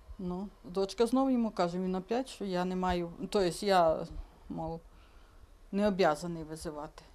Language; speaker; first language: Ukrainian; native; Ukrainian